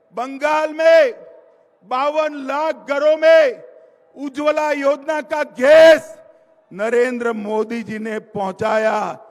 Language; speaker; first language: Hindi; non-native, local second language; Gujarati